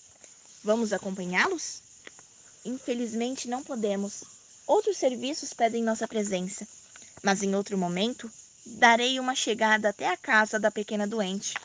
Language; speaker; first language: Portuguese; native; Portuguese